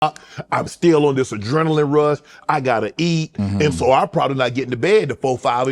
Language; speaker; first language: English; native; English